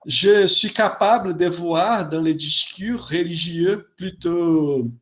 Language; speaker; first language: French; non-native, fluent; Portuguese